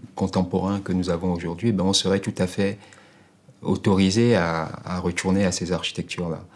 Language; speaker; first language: French; non-native, local second language; Ewe